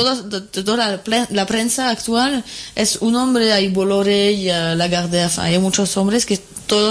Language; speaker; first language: Spanish; non-native, fluent; French